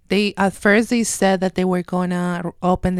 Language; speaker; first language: English; non-native, fluent; Spanish